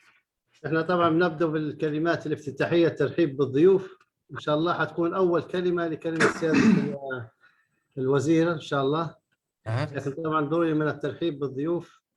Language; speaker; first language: Arabic; native; Arabic